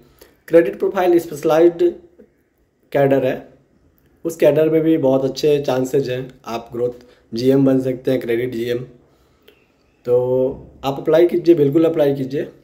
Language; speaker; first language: Hindi; native; Hindi